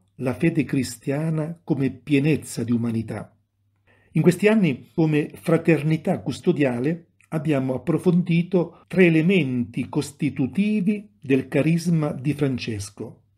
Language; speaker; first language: Italian; native; Italian